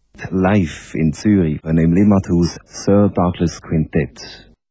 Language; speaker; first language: German; native; German